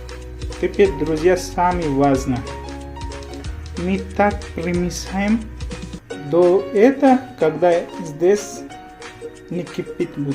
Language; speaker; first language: Russian; non-native, learner; Hindi